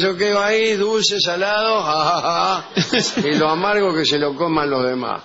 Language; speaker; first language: Spanish; native; Spanish